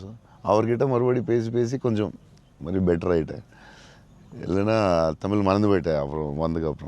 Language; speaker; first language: Tamil; non-native, local second language; Telugu